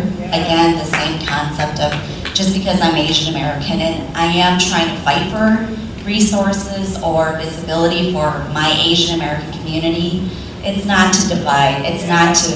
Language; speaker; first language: English; early bilingual, other home language; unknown